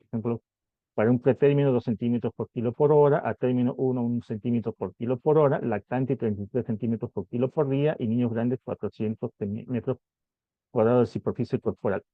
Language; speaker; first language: Spanish; native; Spanish